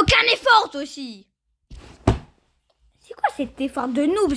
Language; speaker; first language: French; native; French